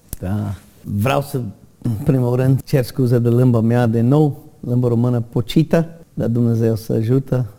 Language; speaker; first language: Romanian; non-native, learner; English